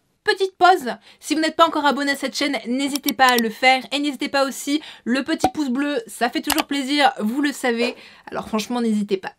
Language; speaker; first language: French; native; French